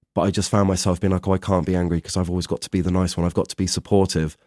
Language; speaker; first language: English; native; English